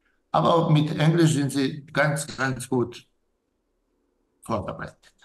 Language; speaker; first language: German; non-native, fluent; Serbian